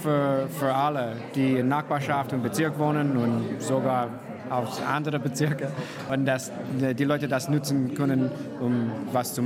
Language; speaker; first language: German; non-native, fluent; English